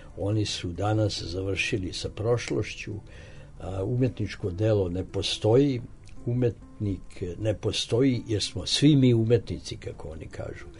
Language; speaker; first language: Serbian; native; Serbian